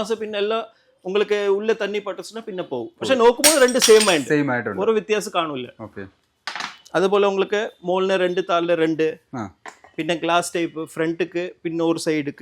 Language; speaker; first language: Malayalam; non-native, local second language; Tamil